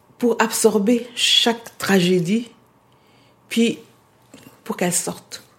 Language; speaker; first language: French; non-native, local second language; Lingala